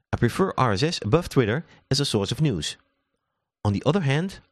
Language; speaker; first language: English; non-native, fluent; Dutch